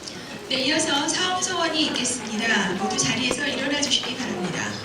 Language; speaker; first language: Korean; native; Korean